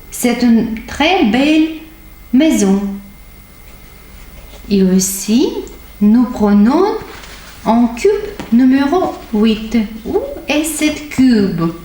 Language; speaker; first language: French; non-native, fluent; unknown